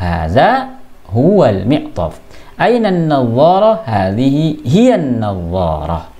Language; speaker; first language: Arabic; non-native, fluent; Indonesian